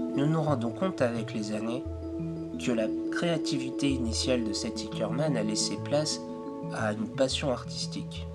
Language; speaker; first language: French; native; French